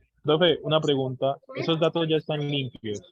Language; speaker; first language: Spanish; native; Spanish